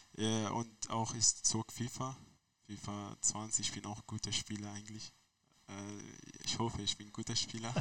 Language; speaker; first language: German; non-native, learner; Arabic